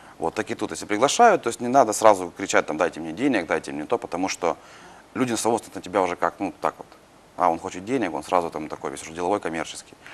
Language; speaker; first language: Russian; native; Russian